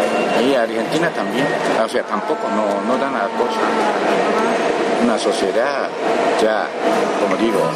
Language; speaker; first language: Spanish; non-native, fluent; Japanese